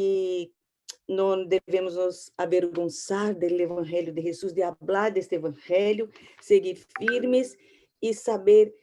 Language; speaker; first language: Portuguese; non-native, learner; Spanish